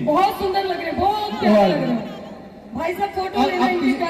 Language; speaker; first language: Hindi; native; Hindi